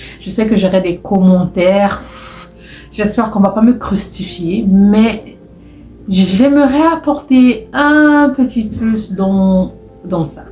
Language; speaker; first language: French; non-native, local second language; Lingala